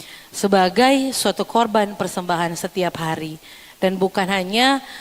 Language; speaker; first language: Indonesian; native; Indonesian